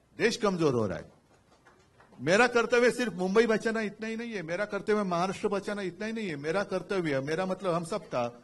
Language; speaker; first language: Hindi; non-native, local second language; Marathi